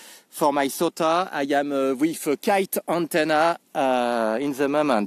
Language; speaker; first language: English; non-native, learner; French